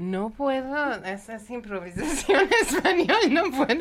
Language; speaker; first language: Spanish; non-native, learner; Persian